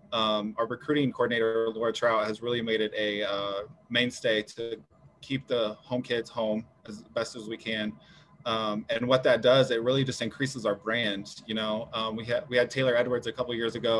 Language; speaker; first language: English; native; English